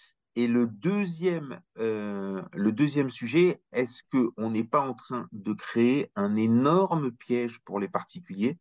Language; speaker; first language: French; native; French